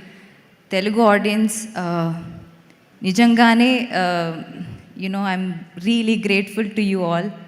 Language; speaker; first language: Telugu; non-native, local second language; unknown